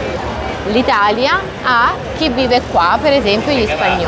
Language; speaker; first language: Italian; native; Italian